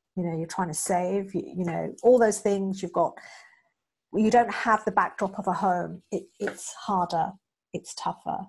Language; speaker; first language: English; native; English